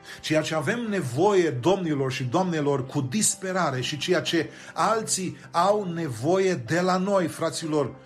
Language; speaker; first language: Romanian; native; Romanian